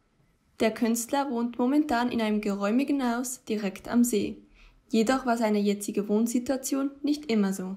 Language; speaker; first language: German; native; German